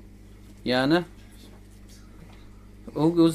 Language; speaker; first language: Dutch; early bilingual, other home language; Turkish